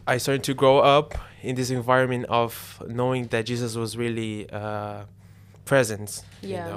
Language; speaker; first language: English; non-native, learner; Portuguese